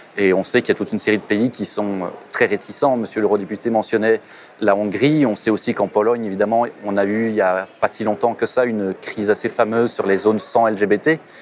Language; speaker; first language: French; native; French